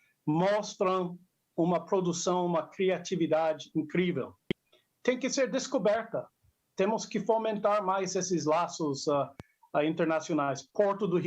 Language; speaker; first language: Portuguese; non-native, fluent; English